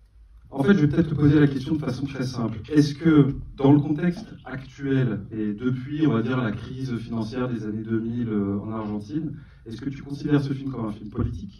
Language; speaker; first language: French; native; French